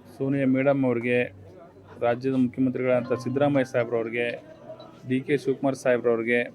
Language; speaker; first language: Kannada; native; Kannada